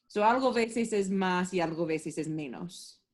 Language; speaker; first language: Spanish; non-native, learner; English